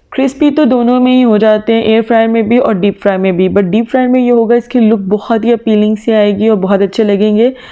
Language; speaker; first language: Urdu; native; Urdu